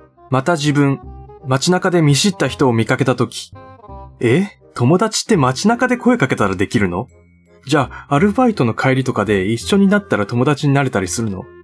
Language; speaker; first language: Japanese; native; Japanese